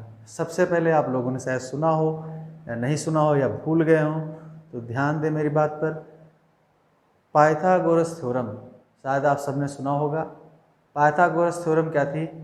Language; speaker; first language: Hindi; native; Hindi